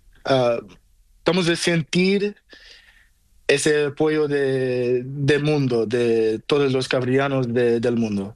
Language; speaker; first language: Spanish; non-native, learner; Portuguese